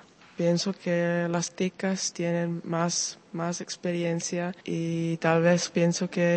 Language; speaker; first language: Spanish; non-native, fluent; Czech